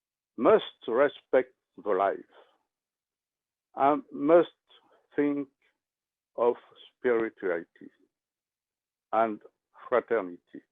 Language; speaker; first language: English; non-native, learner; French